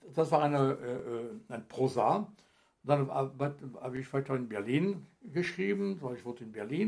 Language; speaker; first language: German; non-native, fluent; French